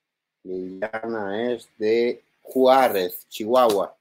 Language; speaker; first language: Spanish; non-native, learner; Italian